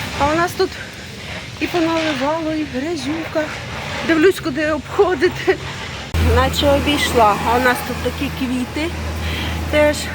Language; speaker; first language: Ukrainian; non-native, local second language; Russian